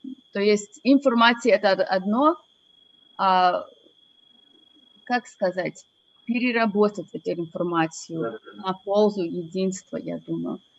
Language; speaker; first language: Russian; non-native, fluent; English